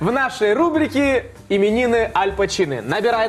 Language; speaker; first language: Russian; native; Russian